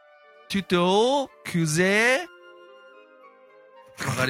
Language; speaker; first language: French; non-native, learner; Japanese